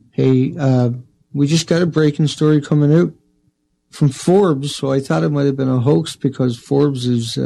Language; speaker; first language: English; native; English